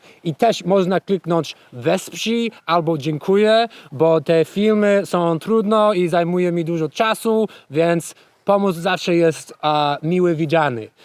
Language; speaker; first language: Polish; non-native, fluent; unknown